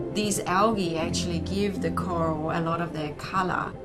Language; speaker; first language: English; non-native, fluent; Danish